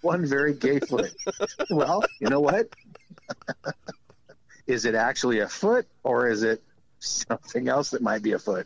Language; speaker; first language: English; native; English